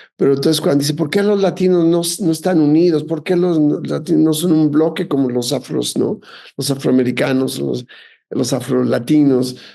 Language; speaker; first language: Spanish; native; Spanish